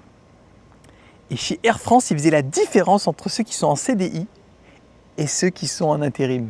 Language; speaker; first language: French; native; French